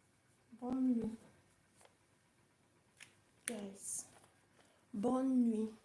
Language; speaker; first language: French; non-native, learner; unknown